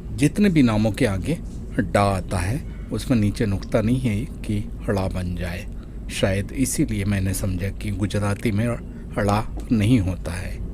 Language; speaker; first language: Hindi; native; Hindi